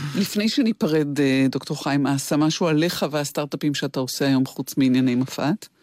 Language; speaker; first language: Hebrew; native; Hebrew